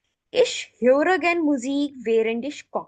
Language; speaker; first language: German; non-native, fluent; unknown